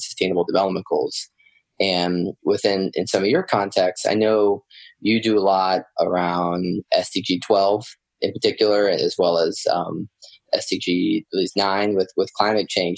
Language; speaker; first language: English; native; English